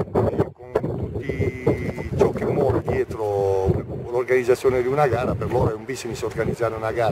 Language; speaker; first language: Italian; native; Italian